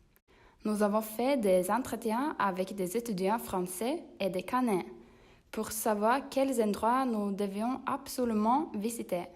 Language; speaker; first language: French; non-native, learner; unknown